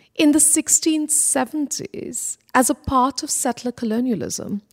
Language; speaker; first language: English; non-native, local second language; Bangla